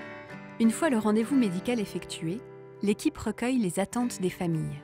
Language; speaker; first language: French; native; French